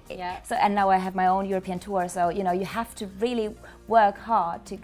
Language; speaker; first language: English; non-native, fluent; Finnish